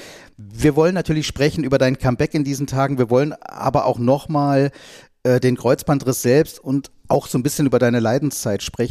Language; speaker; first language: German; native; German